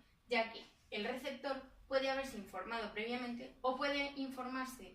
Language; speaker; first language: Spanish; native; Spanish